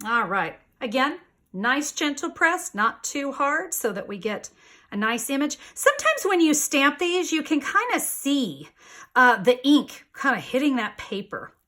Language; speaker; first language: English; native; English